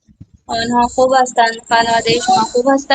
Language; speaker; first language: Persian; non-native, learner; Urdu